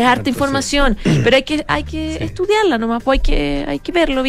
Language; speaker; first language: Spanish; native; Spanish